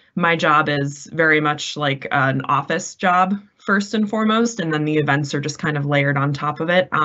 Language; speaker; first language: English; native; English